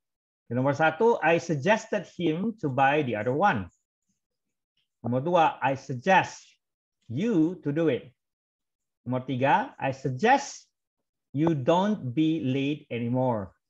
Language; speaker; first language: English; non-native, fluent; Indonesian